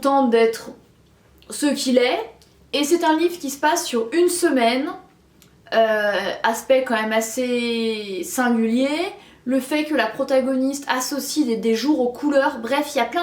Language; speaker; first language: French; native; French